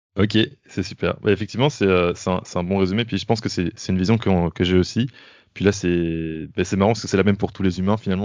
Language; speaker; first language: French; native; French